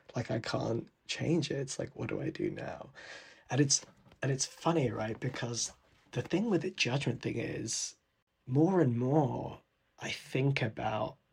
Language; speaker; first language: English; native; English